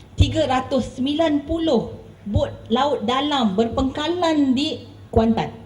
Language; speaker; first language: Malay; native; Malay